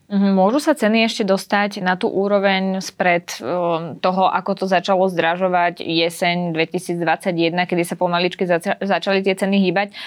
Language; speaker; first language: Slovak; native; Slovak